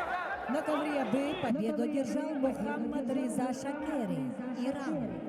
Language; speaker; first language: Russian; native; Russian